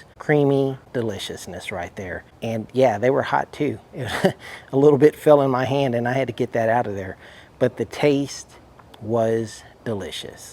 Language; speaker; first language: English; native; English